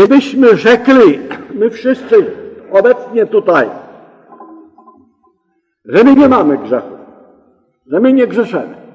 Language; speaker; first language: Polish; native; Polish